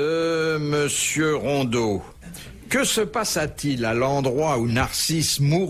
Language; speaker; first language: French; native; French